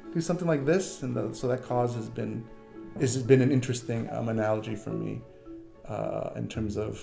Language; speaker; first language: English; native; English